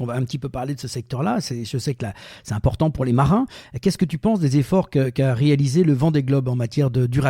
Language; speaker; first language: French; native; French